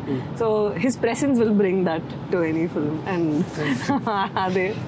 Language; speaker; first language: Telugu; non-native, fluent; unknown